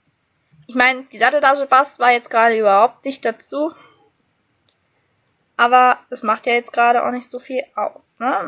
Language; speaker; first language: German; native; German